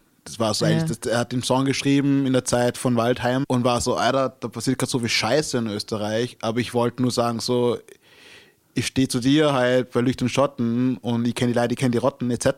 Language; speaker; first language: German; early bilingual, other home language; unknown